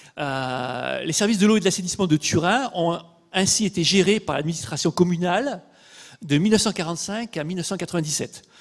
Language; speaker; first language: French; native; French